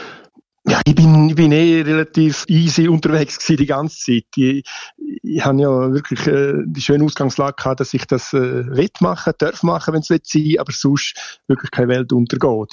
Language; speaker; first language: German; native; German